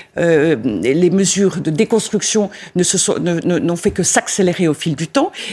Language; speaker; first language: French; native; French